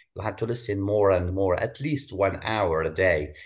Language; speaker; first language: English; non-native, fluent; Arabic